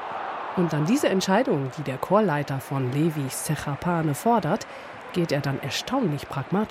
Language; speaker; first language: German; native; German